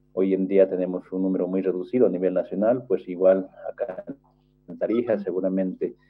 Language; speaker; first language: Spanish; native; Spanish